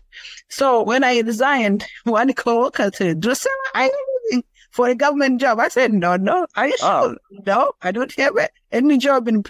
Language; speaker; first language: English; non-native, local second language; Kinyarwanda